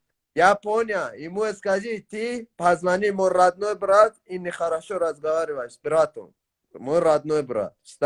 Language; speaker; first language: Russian; non-native, learner; Tajik